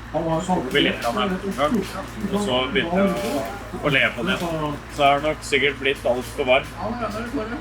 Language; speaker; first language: Norwegian; native; Norwegian